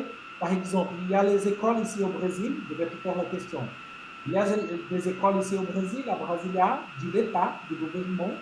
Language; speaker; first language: French; non-native, fluent; Portuguese